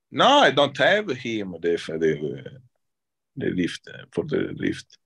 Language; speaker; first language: English; non-native, learner; Italian